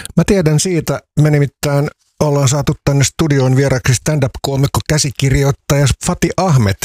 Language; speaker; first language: Finnish; native; Finnish